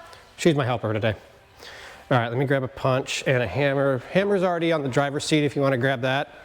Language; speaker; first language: English; native; English